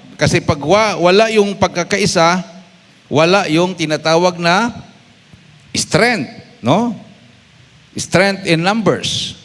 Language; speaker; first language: Filipino; non-native, local second language; Cebuano